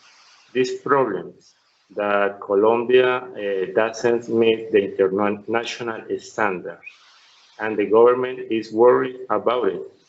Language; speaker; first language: English; non-native, learner; Spanish